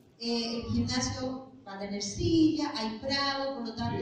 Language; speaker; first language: Spanish; native; Spanish